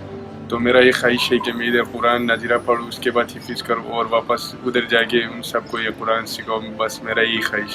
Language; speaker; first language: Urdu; non-native, local second language; Khowar